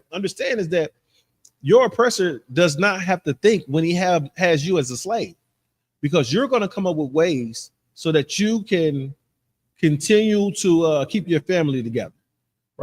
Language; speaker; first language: English; native; English